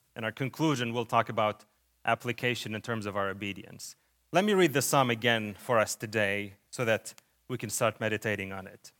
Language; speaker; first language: English; early bilingual, other home language; Arabic